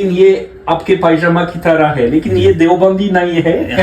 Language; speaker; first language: Hindi; non-native, learner; French